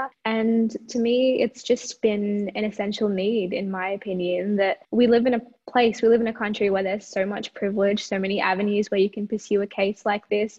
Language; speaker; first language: English; early bilingual, other home language; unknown